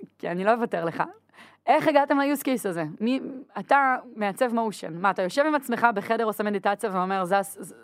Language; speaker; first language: Hebrew; native; Hebrew